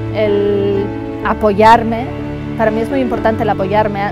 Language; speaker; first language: Spanish; native; Spanish